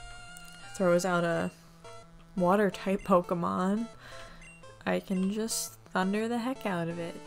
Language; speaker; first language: English; native; English